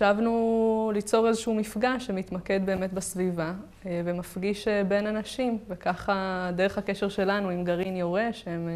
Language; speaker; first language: Hebrew; native; Hebrew